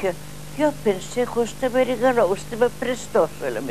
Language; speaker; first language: Spanish; non-native, learner; Russian